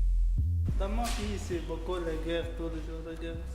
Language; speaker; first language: French; non-native, learner; Pashto